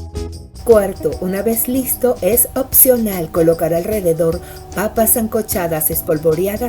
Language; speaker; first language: Spanish; native; Spanish